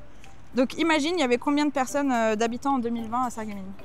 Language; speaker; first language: French; native; French